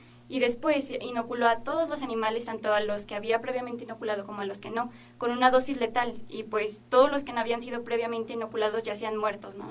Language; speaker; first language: Spanish; native; Spanish